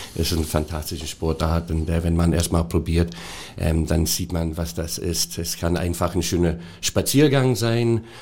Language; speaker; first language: German; non-native, fluent; English